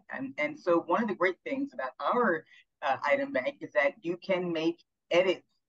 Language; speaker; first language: English; native; English